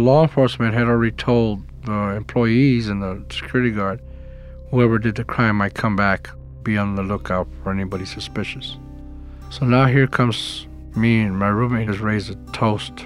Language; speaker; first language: English; native; English